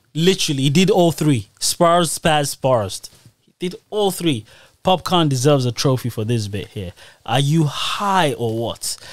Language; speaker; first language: English; native; English